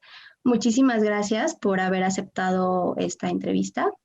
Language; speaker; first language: Spanish; native; Spanish